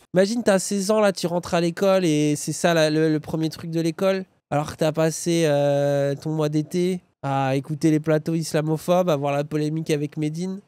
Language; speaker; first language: French; native; French